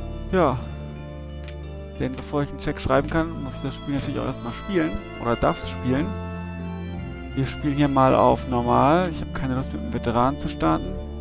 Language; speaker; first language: German; native; German